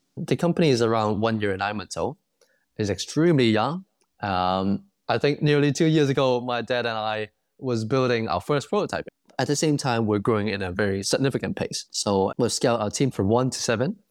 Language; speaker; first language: English; non-native, local second language; Cantonese